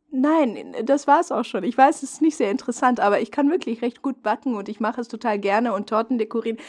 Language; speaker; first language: German; non-native, fluent; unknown